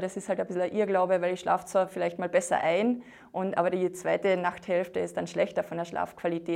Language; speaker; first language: German; native; German